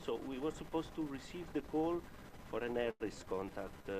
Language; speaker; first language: English; non-native, fluent; Italian